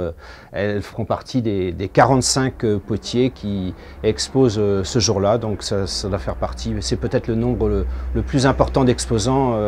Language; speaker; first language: French; native; French